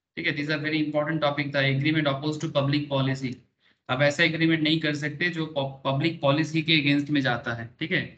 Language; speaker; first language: Hindi; non-native, local second language; Bangla